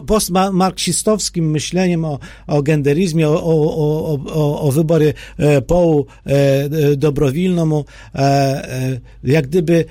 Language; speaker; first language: Polish; non-native, fluent; Ukrainian